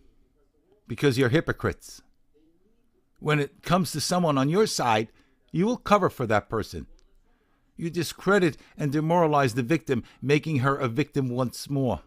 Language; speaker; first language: English; native; English